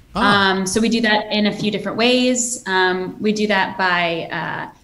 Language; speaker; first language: English; native; English